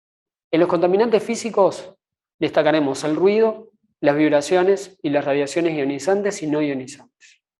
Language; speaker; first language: Spanish; native; Spanish